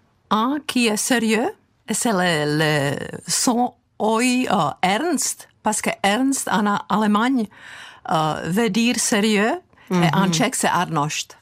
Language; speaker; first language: French; non-native, fluent; Czech